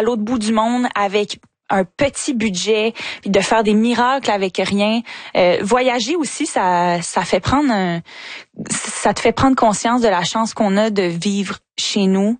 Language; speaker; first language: French; native; French